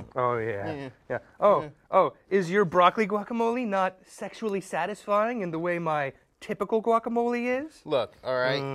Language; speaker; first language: English; native; English